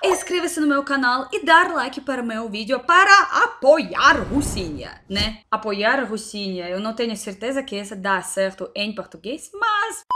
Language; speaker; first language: Portuguese; non-native, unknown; Russian